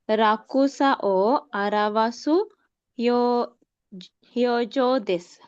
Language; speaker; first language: Japanese; non-native, learner; Sinhala